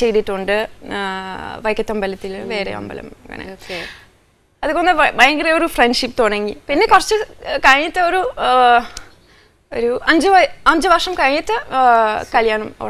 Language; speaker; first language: Malayalam; non-native, fluent; French